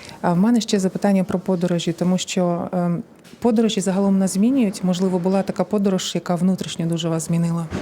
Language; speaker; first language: Ukrainian; native; Ukrainian